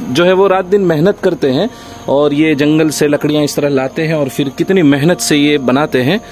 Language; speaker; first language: Hindi; non-native, local second language; Gujarati